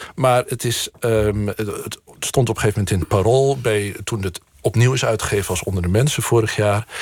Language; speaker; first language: Dutch; native; Dutch